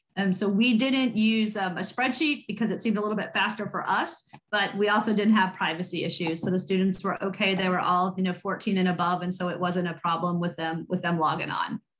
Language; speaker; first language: English; native; English